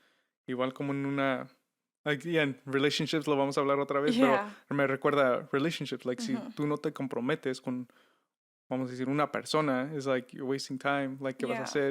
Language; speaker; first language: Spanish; early bilingual, heritage; Spanish